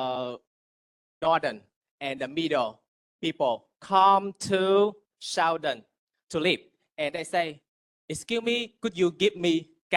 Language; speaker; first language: English; non-native, fluent; Vietnamese